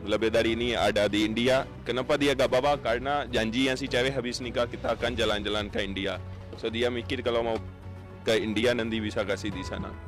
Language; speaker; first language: Indonesian; non-native, fluent; Urdu